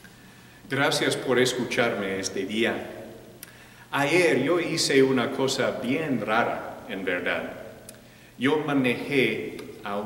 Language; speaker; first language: Spanish; non-native, fluent; English